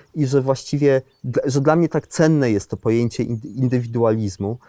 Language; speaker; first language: Polish; native; Polish